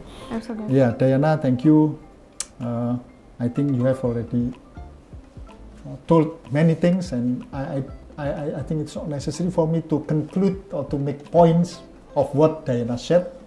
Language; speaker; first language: English; non-native, fluent; Indonesian